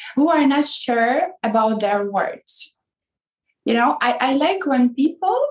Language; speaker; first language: English; non-native, fluent; Ukrainian